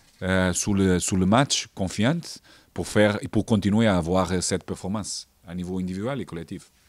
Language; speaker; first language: French; non-native, fluent; Portuguese